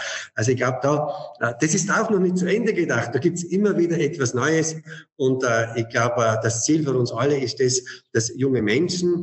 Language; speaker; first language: German; native; German